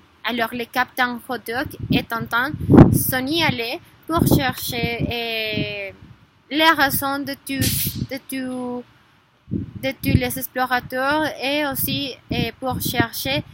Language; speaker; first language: French; non-native, learner; Spanish